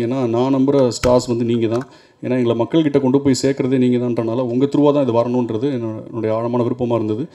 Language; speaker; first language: Tamil; native; Tamil